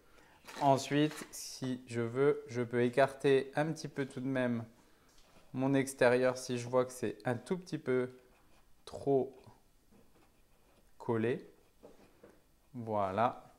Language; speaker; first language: French; native; French